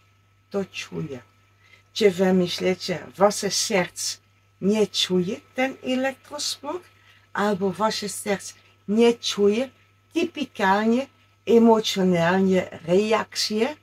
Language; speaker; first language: Polish; non-native, learner; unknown